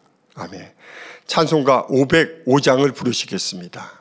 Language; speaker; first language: Korean; native; Korean